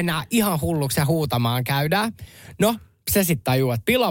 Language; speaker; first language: Finnish; native; Finnish